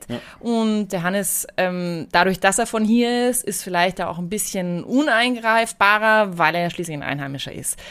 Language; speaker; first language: German; native; German